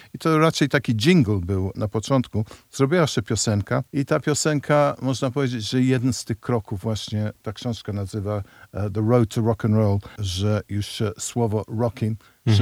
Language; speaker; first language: Polish; non-native, fluent; English